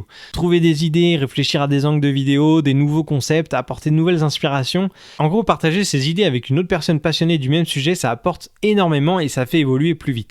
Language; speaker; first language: French; native; French